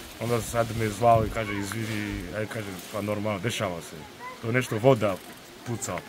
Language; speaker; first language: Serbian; non-native, learner; Rundi